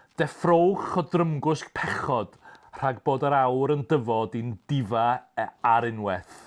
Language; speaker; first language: Welsh; native; Welsh